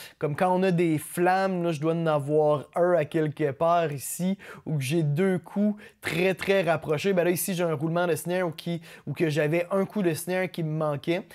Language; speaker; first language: French; native; French